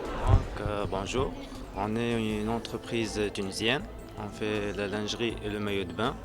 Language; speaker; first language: French; non-native, local second language; Arabic